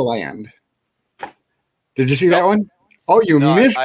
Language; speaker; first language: English; native; English